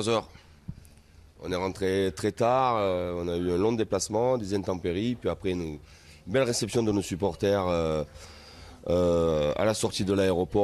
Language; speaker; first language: French; native; French